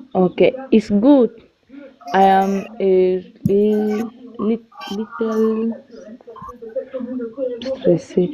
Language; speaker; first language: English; non-native, learner; French